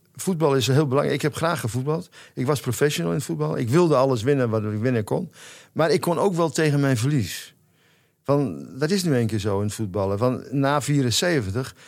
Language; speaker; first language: Dutch; native; Dutch